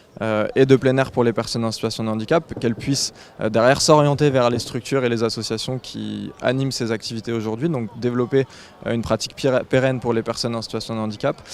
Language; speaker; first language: French; native; French